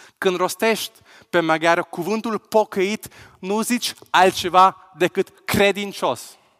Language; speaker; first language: Romanian; non-native, local second language; Hungarian